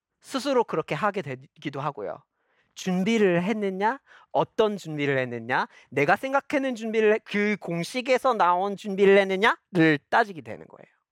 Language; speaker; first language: Korean; non-native, fluent; English